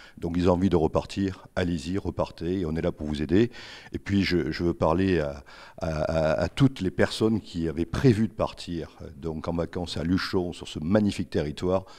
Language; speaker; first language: French; native; French